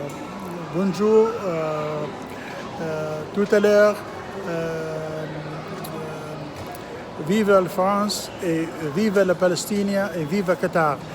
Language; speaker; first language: French; non-native, learner; Arabic